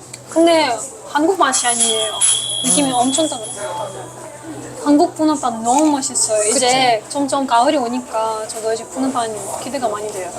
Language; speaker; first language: Korean; non-native, fluent; Russian